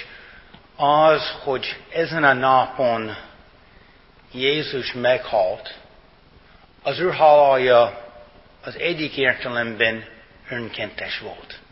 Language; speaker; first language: Hungarian; non-native, fluent; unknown